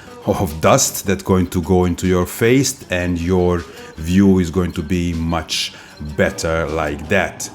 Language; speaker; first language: English; non-native, fluent; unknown